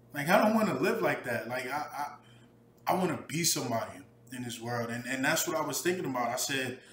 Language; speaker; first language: English; native; English